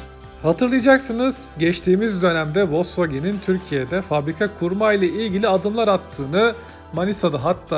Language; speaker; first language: Turkish; native; Turkish